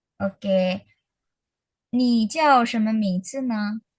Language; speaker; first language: Chinese; non-native, fluent; Indonesian